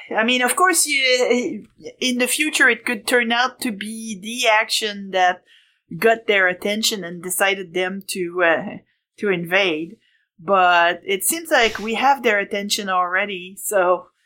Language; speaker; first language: English; non-native, fluent; French